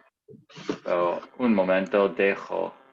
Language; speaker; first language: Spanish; non-native, learner; English